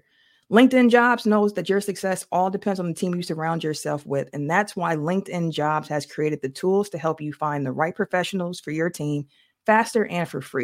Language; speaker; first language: English; native; English